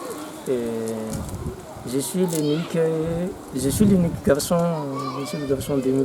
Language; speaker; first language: French; non-native, local second language; Malagasy